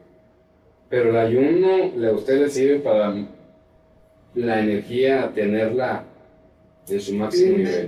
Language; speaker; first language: Spanish; native; Spanish